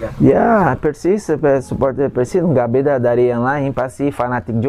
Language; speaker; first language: Indonesian; non-native, fluent; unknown